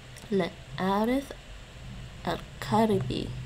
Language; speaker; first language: Arabic; non-native, learner; English